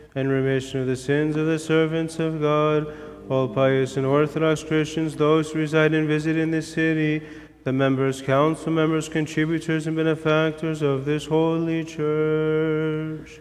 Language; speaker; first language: English; native; English